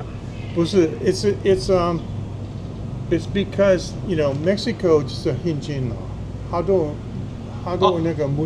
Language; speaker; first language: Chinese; non-native, fluent; English